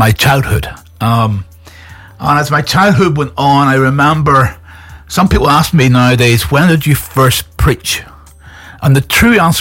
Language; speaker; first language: English; native; English